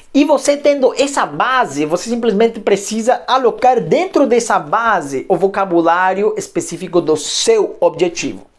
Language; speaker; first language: Portuguese; non-native, fluent; Spanish